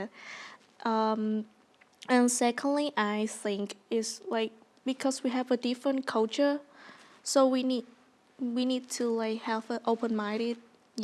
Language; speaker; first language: English; non-native, learner; Vietnamese